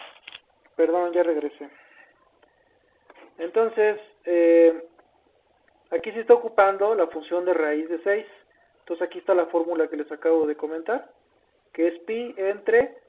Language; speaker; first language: Spanish; native; Spanish